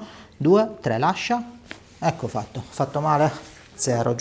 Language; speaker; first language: Italian; native; Italian